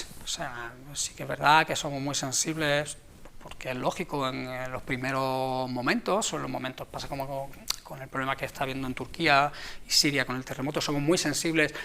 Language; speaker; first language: Spanish; native; Spanish